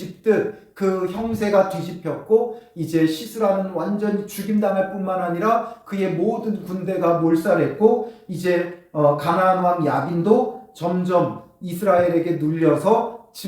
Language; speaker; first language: Korean; native; Korean